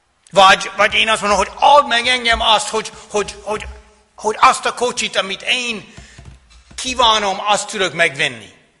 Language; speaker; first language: Hungarian; non-native, fluent; English